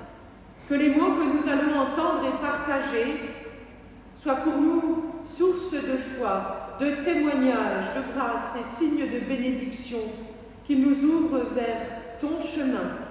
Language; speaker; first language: French; native; French